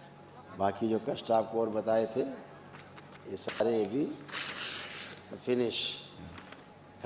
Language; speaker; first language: Hindi; native; Hindi